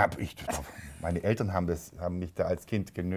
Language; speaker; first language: German; native; German